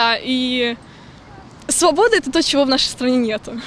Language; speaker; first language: Russian; native; Russian